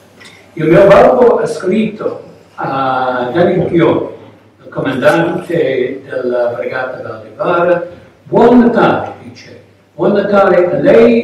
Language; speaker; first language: Italian; non-native, learner; English